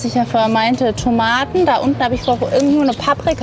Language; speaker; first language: German; native; German